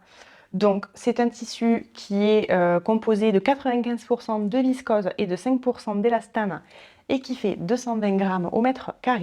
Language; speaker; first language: French; native; French